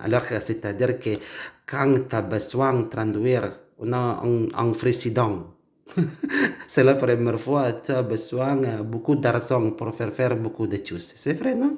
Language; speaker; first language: French; non-native, learner; Indonesian